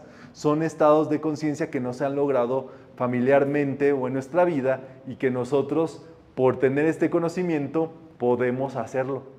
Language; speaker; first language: Spanish; native; Spanish